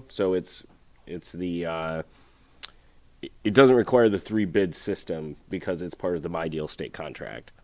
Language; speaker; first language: English; native; English